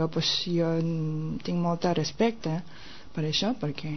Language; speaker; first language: Catalan; non-native, fluent; Japanese